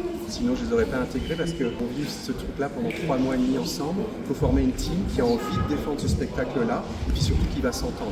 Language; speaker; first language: French; native; French